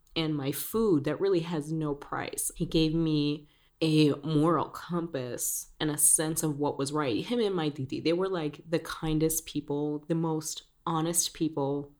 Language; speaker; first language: English; early bilingual, other home language; Spanish